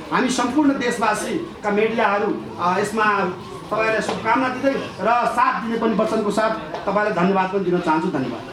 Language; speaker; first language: Nepali; non-native, local second language; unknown